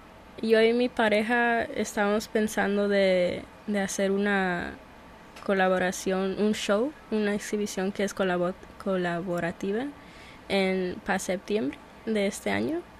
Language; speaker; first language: Spanish; early bilingual, heritage; Spanish